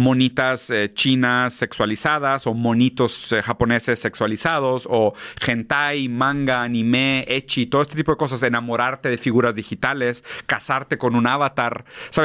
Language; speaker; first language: Spanish; native; Spanish